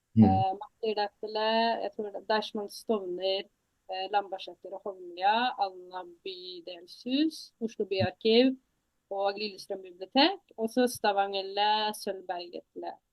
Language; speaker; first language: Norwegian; early bilingual, other home language; Tamil